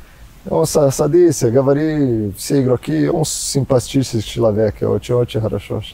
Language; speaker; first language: Russian; non-native, learner; Portuguese